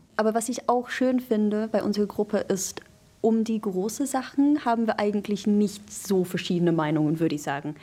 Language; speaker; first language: German; non-native, fluent; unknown